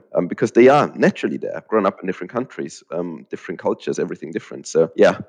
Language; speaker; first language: English; non-native, fluent; German